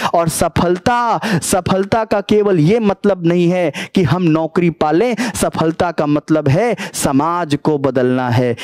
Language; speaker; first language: Hindi; native; Hindi